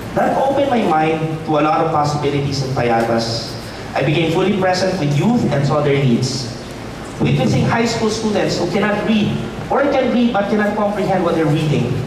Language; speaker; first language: English; non-native, local second language; Filipino